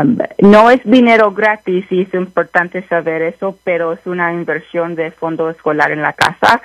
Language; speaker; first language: Spanish; early bilingual, heritage; Spanish